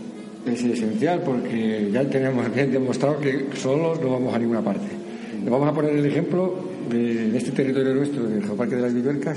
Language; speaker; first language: Spanish; native; Spanish